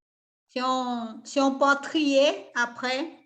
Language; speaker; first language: French; non-native, fluent; Portuguese